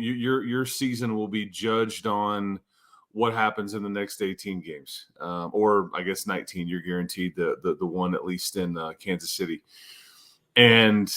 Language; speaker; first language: English; native; English